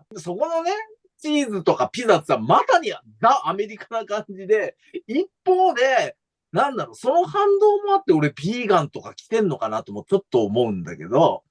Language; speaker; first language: Japanese; native; Japanese